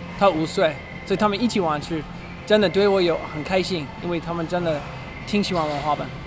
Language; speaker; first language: Chinese; non-native, learner; English